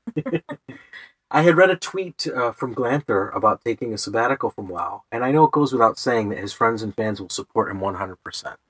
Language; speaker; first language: English; native; English